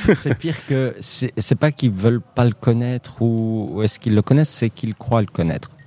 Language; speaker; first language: French; early bilingual, other home language; Riffian